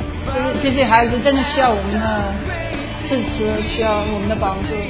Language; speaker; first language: Chinese; non-native, fluent; English